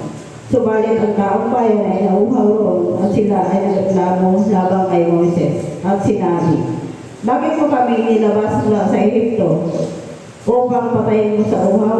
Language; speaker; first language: Filipino; native; Filipino